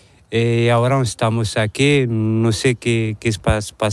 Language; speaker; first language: Spanish; non-native, learner; Arabic